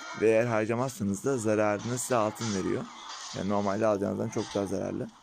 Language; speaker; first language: Turkish; native; Turkish